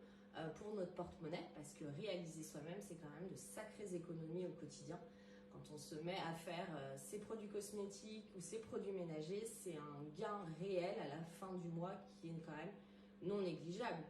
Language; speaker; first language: French; native; French